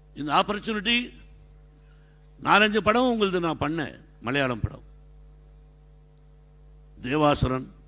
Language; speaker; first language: Tamil; non-native, learner; Telugu